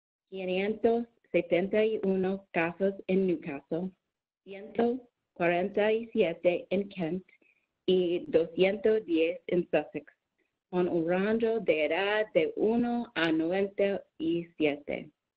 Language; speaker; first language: Spanish; non-native, learner; English